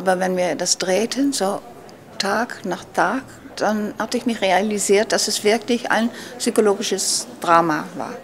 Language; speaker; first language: German; non-native, learner; Dutch